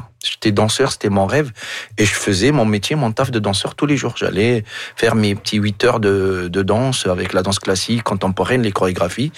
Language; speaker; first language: French; non-native, local second language; Arabic